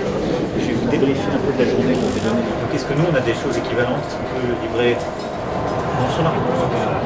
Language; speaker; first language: French; native; French